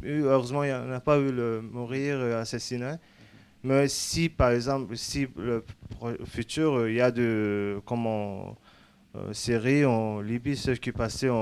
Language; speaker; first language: French; non-native, learner; Azerbaijani